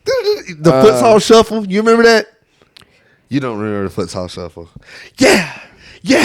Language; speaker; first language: English; native; English